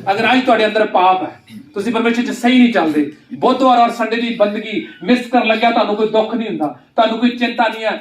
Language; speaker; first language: Hindi; non-native, local second language; Punjabi